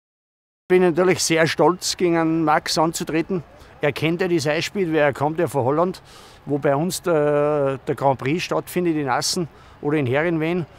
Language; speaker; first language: German; native; German